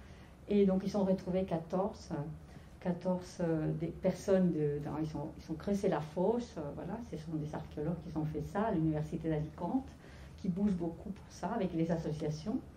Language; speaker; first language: French; non-native, fluent; Spanish